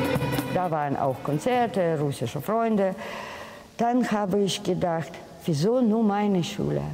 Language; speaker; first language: German; non-native, fluent; Russian